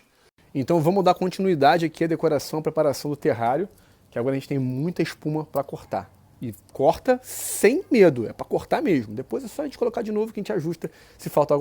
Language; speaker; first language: Portuguese; native; Portuguese